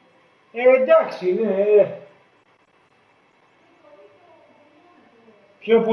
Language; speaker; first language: Greek; native; Greek